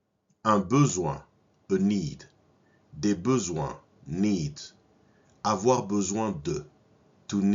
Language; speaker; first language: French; non-native, fluent; English